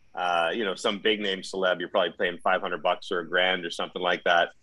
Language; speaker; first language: English; native; English